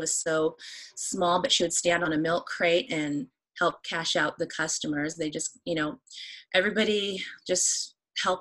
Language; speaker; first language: English; native; English